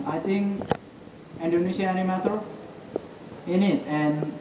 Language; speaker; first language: English; non-native, learner; Indonesian